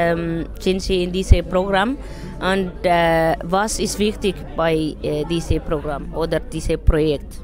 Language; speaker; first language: German; non-native, learner; Tigrinya